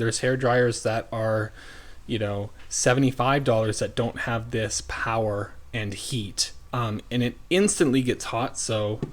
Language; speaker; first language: English; native; English